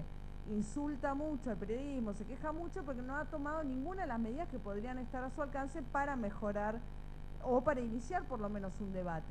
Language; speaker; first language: Spanish; native; Spanish